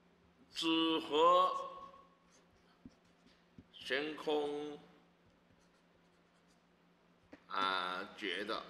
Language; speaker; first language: Chinese; native; Chinese